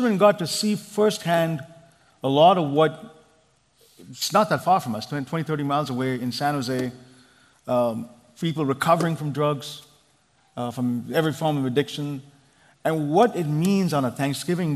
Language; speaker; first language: English; non-native, local second language; Malayalam